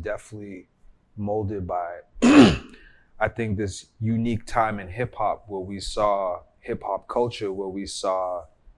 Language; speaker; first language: English; native; English